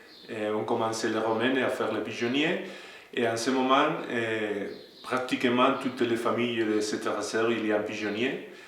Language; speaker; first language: French; non-native, learner; Spanish